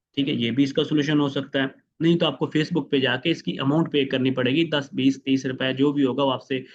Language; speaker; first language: Urdu; non-native, local second language; Punjabi